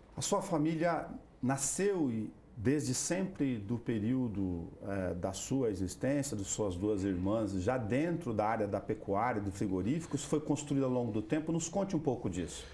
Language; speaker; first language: Portuguese; native; Portuguese